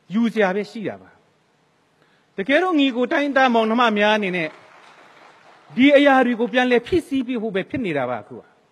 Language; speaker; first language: Burmese; non-native, local second language; Hakha Chin